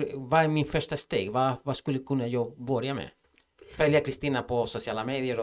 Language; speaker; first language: Swedish; non-native, fluent; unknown